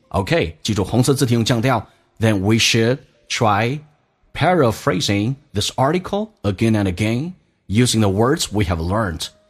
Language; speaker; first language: English; non-native, fluent; Chinese